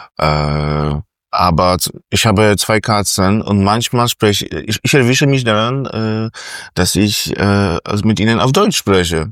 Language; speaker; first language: German; non-native, fluent; Polish